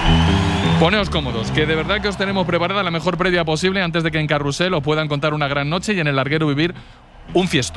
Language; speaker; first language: Spanish; native; Spanish